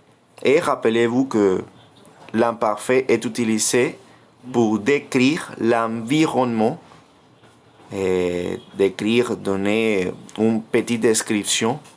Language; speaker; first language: French; non-native, fluent; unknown